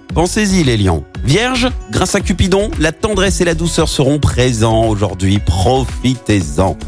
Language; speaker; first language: French; native; French